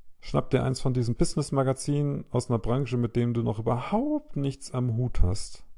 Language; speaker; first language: German; native; German